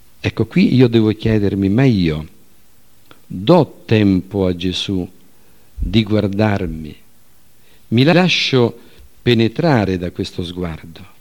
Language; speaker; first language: Italian; native; Italian